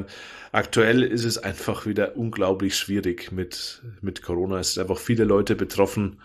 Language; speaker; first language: German; native; German